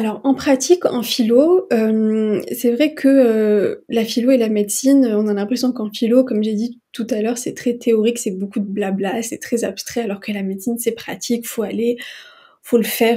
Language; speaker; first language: French; non-native, local second language; Arabic